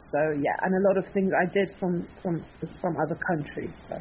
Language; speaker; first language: English; early bilingual, other home language; Persian